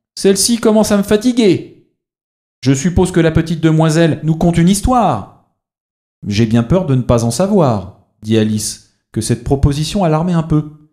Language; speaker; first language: French; native; French